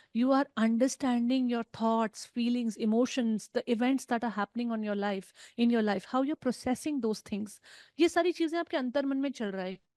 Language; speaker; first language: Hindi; non-native, local second language; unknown